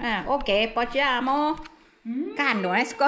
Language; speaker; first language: Italian; non-native, learner; Thai